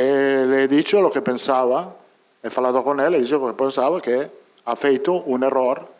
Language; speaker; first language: Spanish; non-native, fluent; Italian